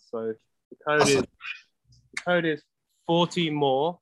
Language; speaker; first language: English; native; English